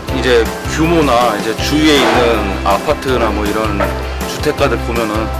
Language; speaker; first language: Korean; native; Korean